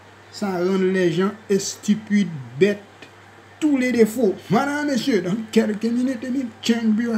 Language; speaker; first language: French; non-native, local second language; Haitian Creole